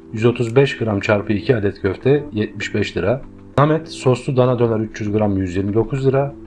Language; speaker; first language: Turkish; native; Turkish